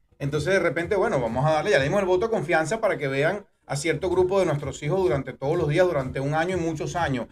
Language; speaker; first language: Spanish; native; Spanish